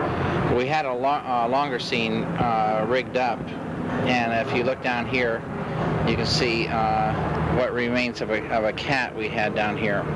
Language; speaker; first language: English; native; English